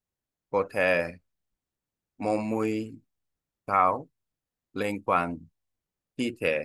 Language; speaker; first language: Vietnamese; non-native, learner; Korean